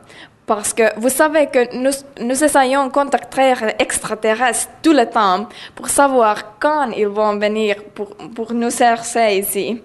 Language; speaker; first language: French; non-native, learner; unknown